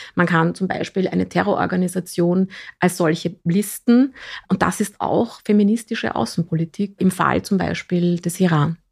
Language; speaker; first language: German; early bilingual, other home language; Persian